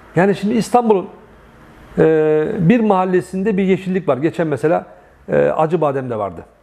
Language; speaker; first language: Turkish; native; Turkish